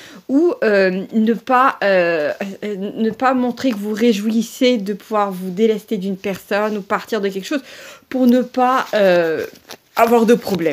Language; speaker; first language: French; native; French